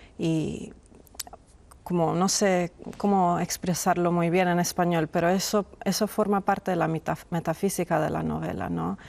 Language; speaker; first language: Spanish; non-native, fluent; Persian